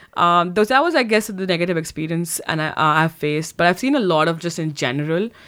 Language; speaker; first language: English; non-native, local second language; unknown